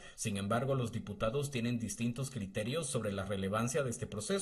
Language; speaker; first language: Spanish; native; Spanish